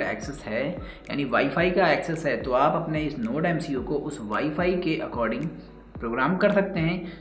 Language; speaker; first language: Hindi; native; Hindi